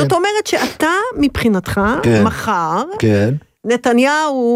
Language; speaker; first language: Hebrew; native; Hebrew